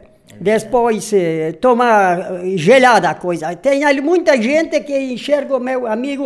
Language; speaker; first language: Portuguese; non-native, local second language; Polish